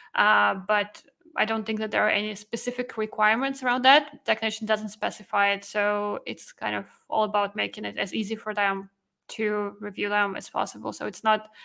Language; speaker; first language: English; non-native, fluent; Russian